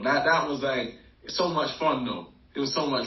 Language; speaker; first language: English; native; English